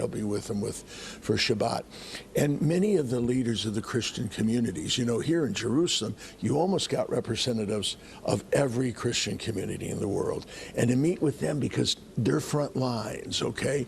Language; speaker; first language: English; native; English